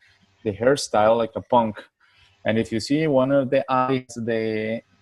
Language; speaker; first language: English; non-native, learner; Spanish